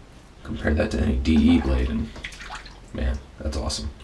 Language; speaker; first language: English; native; English